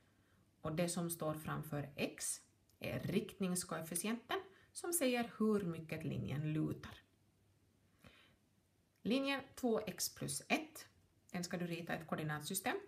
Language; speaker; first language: Swedish; native; Swedish